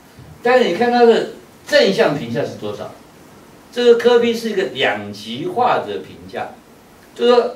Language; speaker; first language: Chinese; native; Chinese